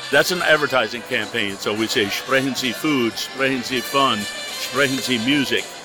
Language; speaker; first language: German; early bilingual, heritage; German